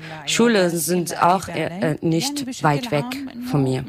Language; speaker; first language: German; non-native, learner; Arabic